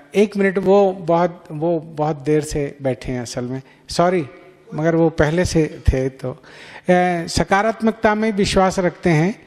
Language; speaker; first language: Hindi; native; Hindi